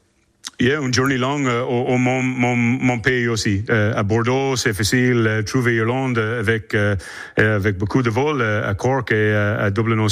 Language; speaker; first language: French; non-native, learner; English